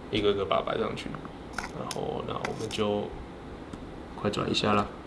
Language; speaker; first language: Chinese; native; Chinese